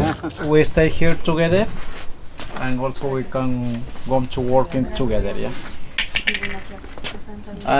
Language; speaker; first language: English; non-native, learner; Spanish